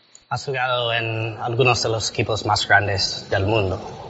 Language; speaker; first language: Spanish; non-native, learner; English